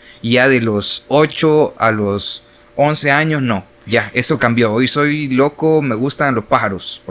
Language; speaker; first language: Spanish; native; Spanish